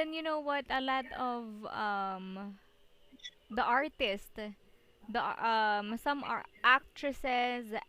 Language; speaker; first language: English; non-native, local second language; Filipino